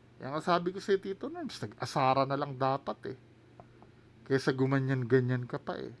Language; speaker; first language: Filipino; native; Filipino